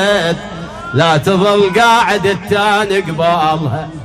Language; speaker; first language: Arabic; native; Arabic